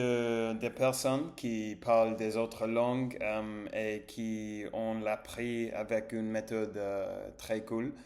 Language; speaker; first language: French; non-native, learner; English